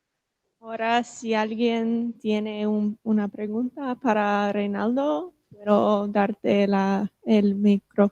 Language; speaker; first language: Spanish; non-native, fluent; English